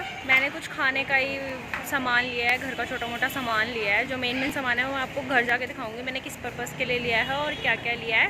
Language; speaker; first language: Hindi; native; Hindi